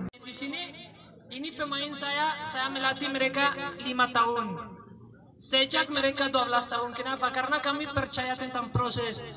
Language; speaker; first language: Indonesian; non-native, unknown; Spanish